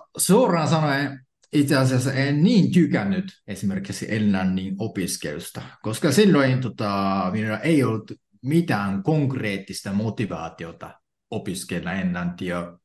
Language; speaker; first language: Finnish; non-native, fluent; Japanese